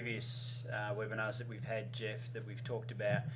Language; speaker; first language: English; native; English